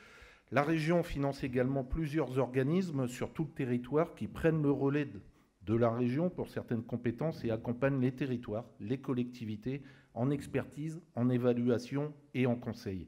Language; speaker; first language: French; native; French